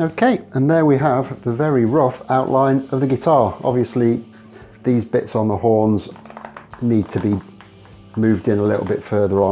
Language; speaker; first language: English; native; English